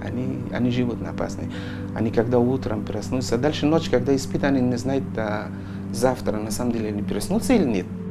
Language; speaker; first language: Russian; non-native, learner; Persian